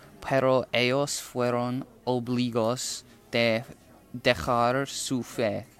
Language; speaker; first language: Spanish; non-native, learner; English